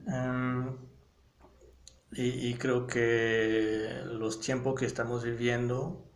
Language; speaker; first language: Spanish; non-native, fluent; French